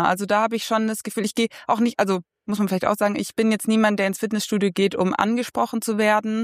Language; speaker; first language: German; native; German